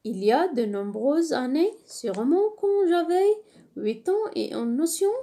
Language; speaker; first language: French; non-native, local second language; Arabic